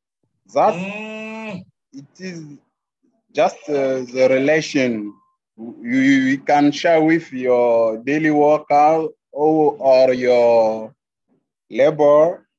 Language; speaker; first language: English; non-native, learner; French